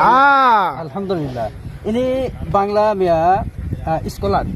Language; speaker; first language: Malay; non-native, learner; Bangla